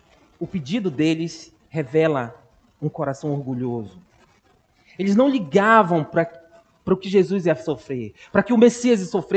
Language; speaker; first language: Portuguese; native; Portuguese